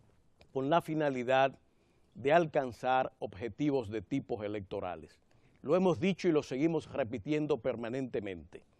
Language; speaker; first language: Spanish; native; Spanish